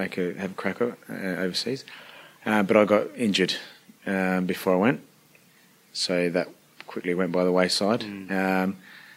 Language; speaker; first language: English; early bilingual, other home language; Italian